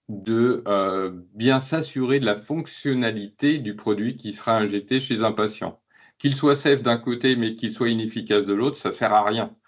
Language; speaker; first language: French; native; French